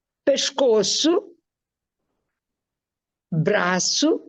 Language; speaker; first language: Portuguese; non-native, fluent; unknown